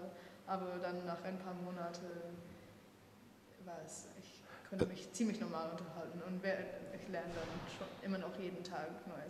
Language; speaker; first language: German; non-native, fluent; English